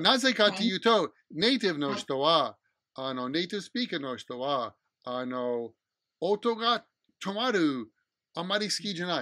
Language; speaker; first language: Japanese; non-native, fluent; English